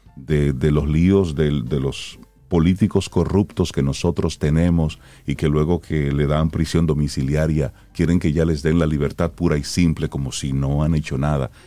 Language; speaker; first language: Spanish; native; Spanish